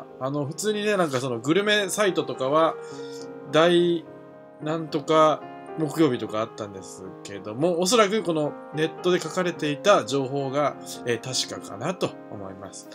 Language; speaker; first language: Japanese; native; Japanese